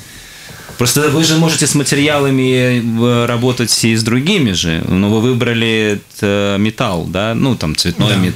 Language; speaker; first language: Russian; native; Russian